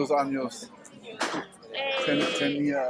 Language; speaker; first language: Spanish; non-native, learner; German